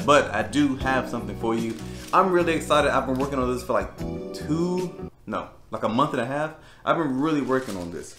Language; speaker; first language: English; native; English